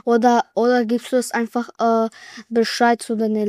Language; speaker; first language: German; early bilingual, other home language; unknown